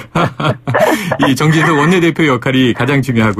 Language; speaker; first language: Korean; native; Korean